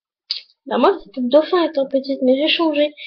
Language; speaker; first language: French; native; French